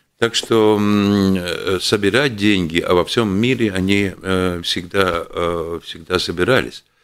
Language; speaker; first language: Russian; non-native, local second language; Latvian